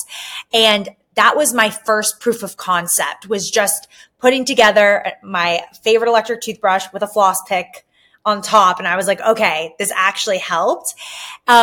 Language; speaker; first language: English; native; English